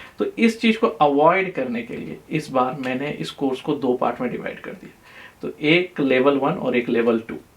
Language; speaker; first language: Hindi; native; Hindi